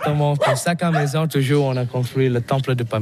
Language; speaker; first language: French; non-native, learner; Balinese